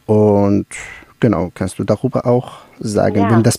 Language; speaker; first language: German; non-native, learner; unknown